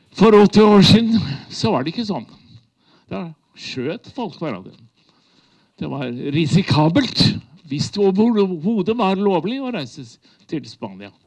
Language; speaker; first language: Norwegian; native; Norwegian